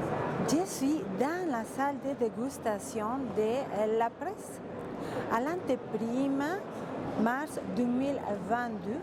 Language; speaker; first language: French; non-native, fluent; Spanish